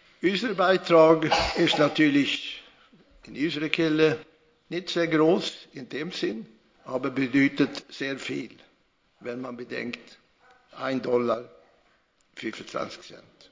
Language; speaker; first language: German; non-native, fluent; Swedish